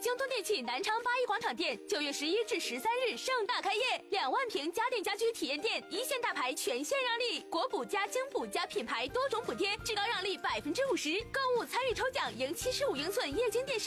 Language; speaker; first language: Chinese; native; Chinese